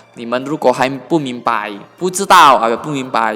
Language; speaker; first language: Chinese; non-native, fluent; Indonesian